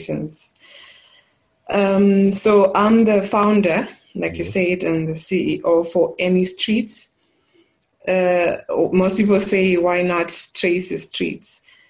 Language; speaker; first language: English; non-native, local second language; Shona